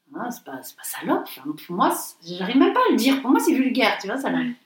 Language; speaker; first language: French; native; French